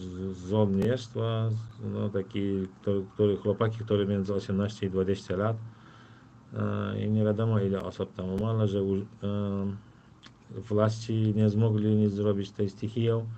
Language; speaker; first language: Polish; non-native, fluent; Turkmen